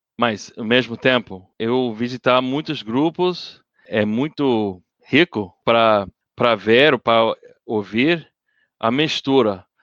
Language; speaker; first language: Portuguese; non-native, learner; English